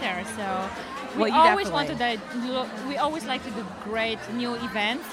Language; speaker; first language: English; non-native, fluent; Polish